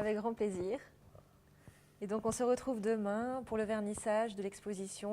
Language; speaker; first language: French; native; French